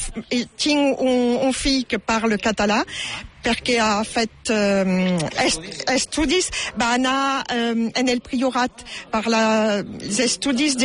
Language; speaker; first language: Catalan; non-native, learner; French